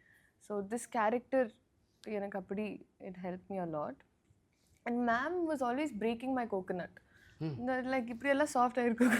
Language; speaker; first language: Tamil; non-native, learner; Telugu